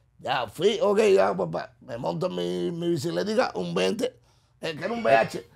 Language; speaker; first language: Spanish; native; Spanish